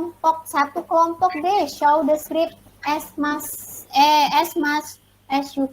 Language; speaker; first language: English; non-native, learner; Indonesian